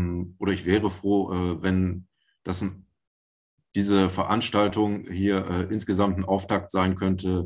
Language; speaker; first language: German; native; German